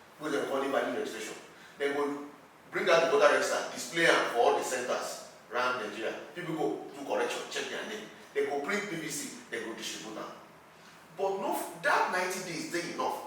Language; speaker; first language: Nigerian Pidgin; non-native, local second language; Yoruba